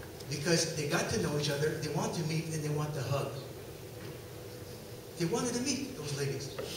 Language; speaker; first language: English; non-native, local second language; French